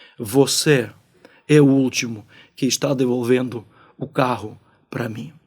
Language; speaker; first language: Portuguese; non-native, fluent; Ukrainian